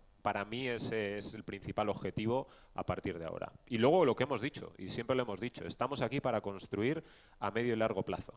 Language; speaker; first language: Spanish; native; Spanish